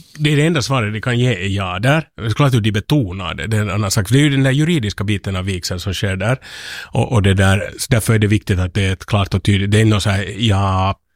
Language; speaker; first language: Swedish; native; Swedish